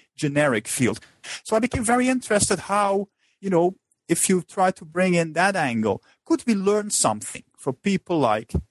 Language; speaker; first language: English; non-native, fluent; Dutch